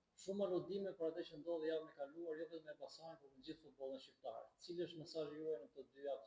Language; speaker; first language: Albanian; native; Albanian